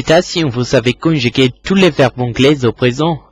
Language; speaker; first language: French; non-native, fluent; English